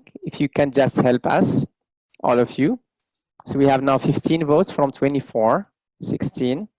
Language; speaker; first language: English; non-native, local second language; Arabic